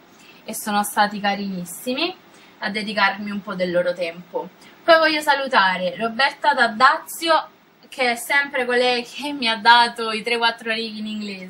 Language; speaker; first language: Italian; native; Italian